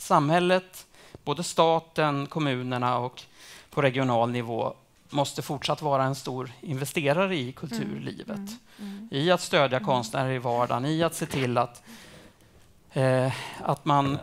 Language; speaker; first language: Swedish; native; Swedish